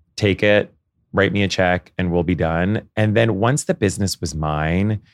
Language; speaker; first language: English; native; English